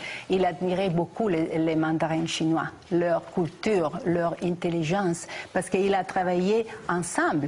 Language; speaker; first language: French; non-native, fluent; Italian